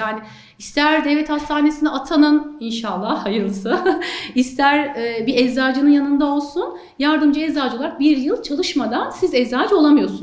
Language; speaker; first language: Turkish; native; Turkish